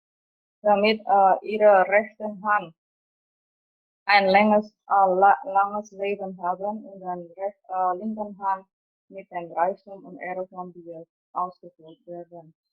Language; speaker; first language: German; non-native, fluent; Indonesian